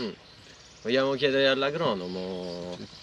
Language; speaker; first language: Italian; native; Italian